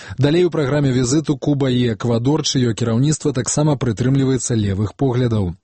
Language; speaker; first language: Belarusian; native; Belarusian